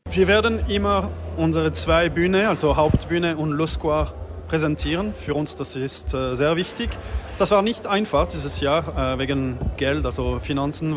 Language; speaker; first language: German; non-native, local second language; French